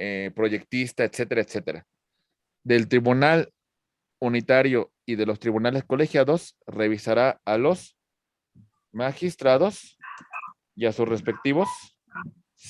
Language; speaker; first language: Spanish; native; Spanish